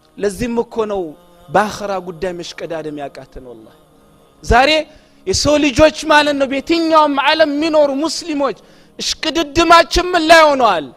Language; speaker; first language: Amharic; non-native, local second language; Oromo